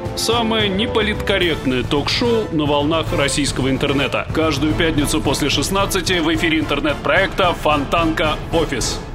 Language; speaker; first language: Russian; native; Russian